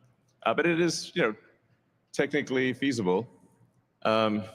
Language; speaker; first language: English; native; English